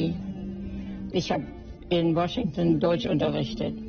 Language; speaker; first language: German; native; German